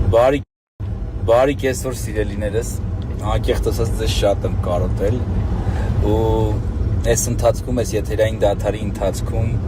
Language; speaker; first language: Armenian; native; Armenian